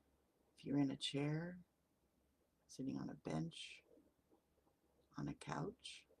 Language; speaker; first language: English; native; English